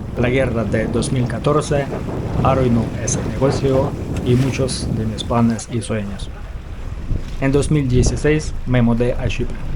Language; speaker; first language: Spanish; non-native, fluent; Ukrainian